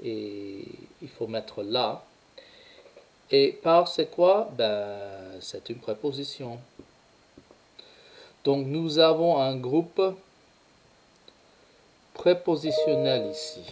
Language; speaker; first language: French; non-native, fluent; English